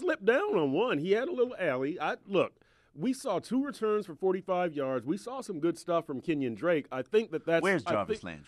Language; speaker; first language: English; native; English